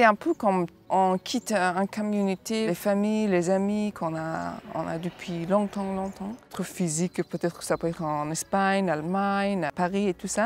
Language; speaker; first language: French; non-native, fluent; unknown